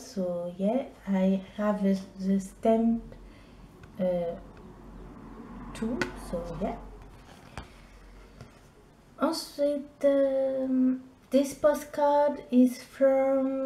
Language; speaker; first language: English; non-native, learner; French